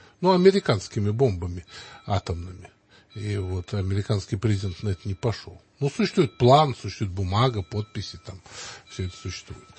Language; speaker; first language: Russian; native; Russian